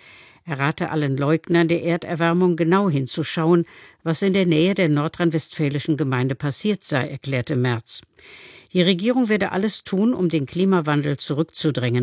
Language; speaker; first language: German; native; German